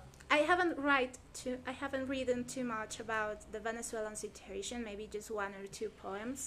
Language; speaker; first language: English; non-native, fluent; Spanish